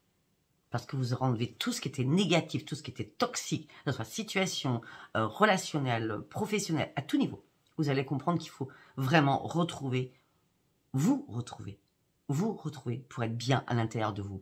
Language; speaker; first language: French; native; French